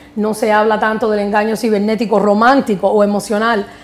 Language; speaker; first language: Spanish; early bilingual, heritage; Spanish